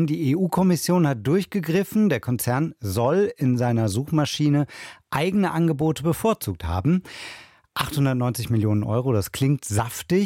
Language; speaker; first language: German; native; German